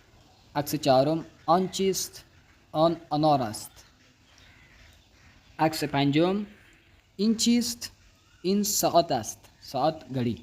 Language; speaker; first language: Persian; non-native, fluent; Urdu